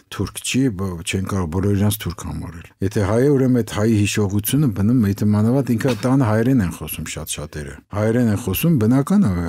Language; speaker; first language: Armenian; native; Armenian